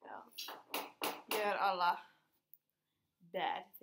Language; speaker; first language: Swedish; non-native, fluent; Finnish